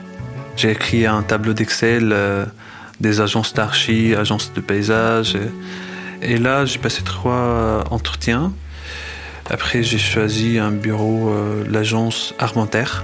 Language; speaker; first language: French; non-native, fluent; Arabic